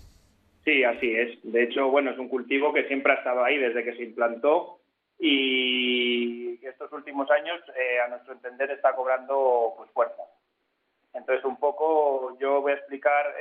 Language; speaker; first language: Spanish; native; Spanish